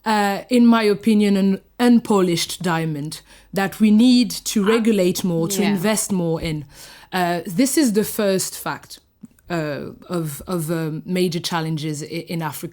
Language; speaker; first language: English; non-native, fluent; French